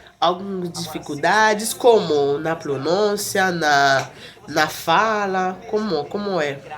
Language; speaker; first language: Portuguese; non-native, fluent; Haitian Creole